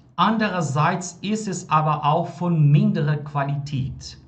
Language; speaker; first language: German; non-native, fluent; Portuguese